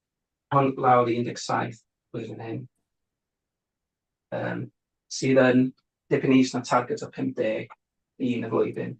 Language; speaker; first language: Welsh; native; Welsh